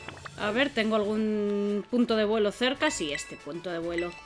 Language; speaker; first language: Spanish; native; Spanish